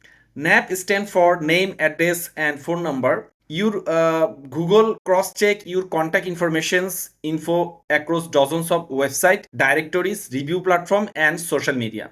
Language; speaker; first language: English; non-native, learner; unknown